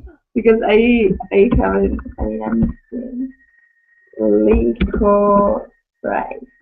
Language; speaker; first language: English; non-native, learner; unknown